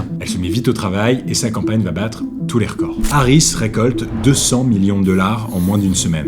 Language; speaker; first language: French; native; French